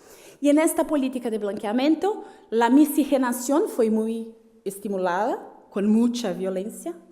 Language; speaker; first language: Spanish; non-native, fluent; Portuguese